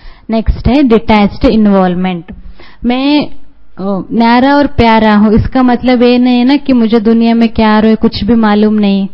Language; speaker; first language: Hindi; native; Hindi